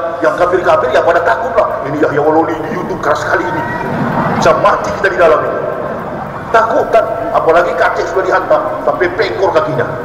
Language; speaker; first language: Indonesian; native; Indonesian